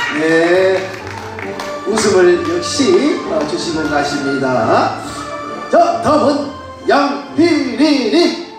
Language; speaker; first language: Korean; native; Korean